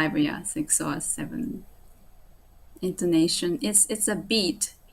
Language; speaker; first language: English; non-native, learner; Japanese